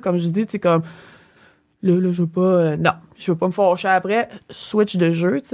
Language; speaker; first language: French; native; French